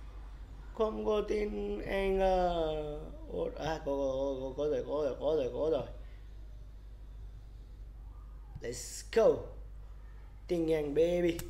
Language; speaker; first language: Vietnamese; non-native, learner; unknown